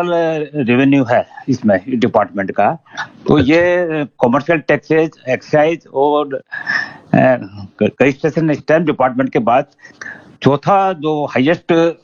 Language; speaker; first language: Hindi; native; Hindi